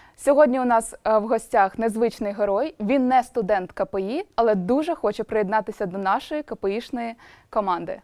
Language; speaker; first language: Ukrainian; native; Ukrainian